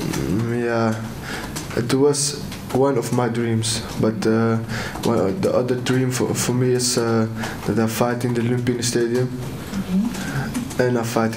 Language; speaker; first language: English; non-native, learner; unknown